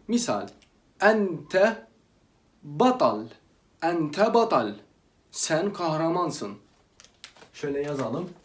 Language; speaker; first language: Turkish; non-native, fluent; Arabic